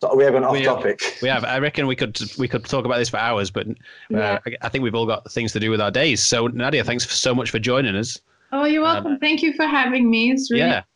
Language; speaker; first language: English; non-native, fluent; German